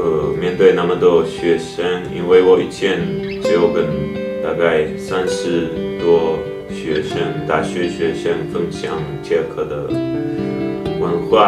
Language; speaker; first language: Chinese; non-native, fluent; Czech